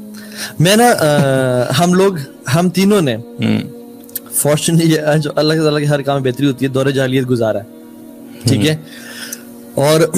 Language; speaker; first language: Urdu; native; Urdu